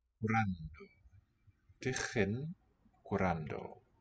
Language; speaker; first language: Welsh; non-native, learner; English